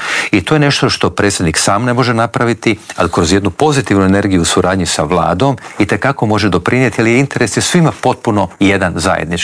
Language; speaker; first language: Croatian; native; Croatian